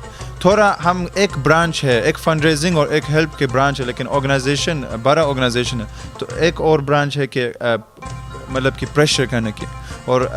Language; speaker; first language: Hindi; early bilingual, heritage; Hindi